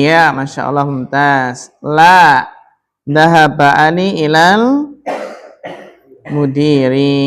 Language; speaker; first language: Arabic; non-native, fluent; Indonesian